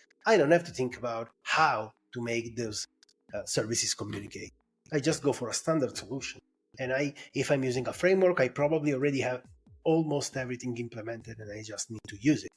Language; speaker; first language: English; non-native, fluent; Italian